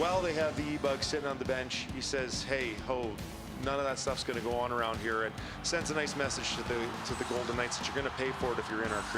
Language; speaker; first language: English; native; English